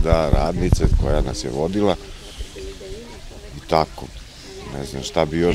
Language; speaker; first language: Croatian; non-native, local second language; Slovak